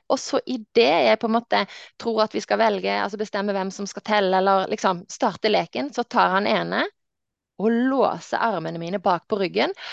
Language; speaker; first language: Norwegian; native; Norwegian